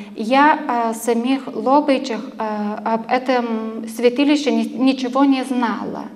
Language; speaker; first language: Russian; non-native, fluent; Lithuanian